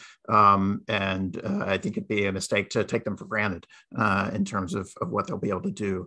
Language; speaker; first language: English; native; English